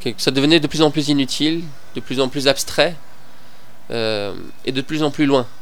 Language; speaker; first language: French; non-native, fluent; Persian